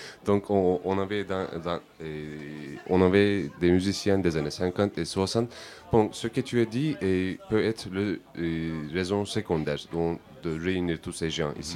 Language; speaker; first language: French; non-native, learner; Turkish